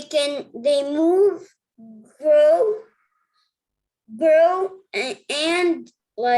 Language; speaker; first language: English; non-native, learner; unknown